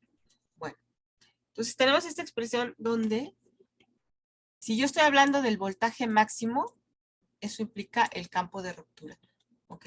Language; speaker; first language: Spanish; native; Spanish